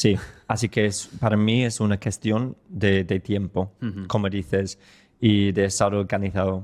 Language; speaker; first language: Spanish; non-native, fluent; English